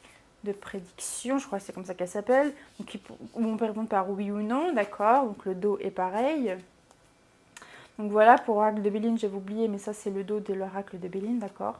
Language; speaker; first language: French; native; French